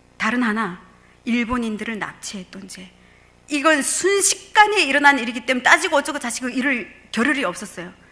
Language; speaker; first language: Korean; native; Korean